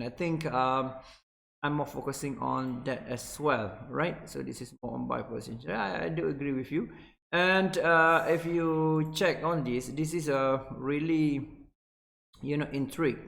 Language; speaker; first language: English; non-native, local second language; Malay